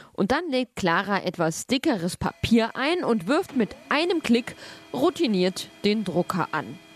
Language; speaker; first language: German; native; German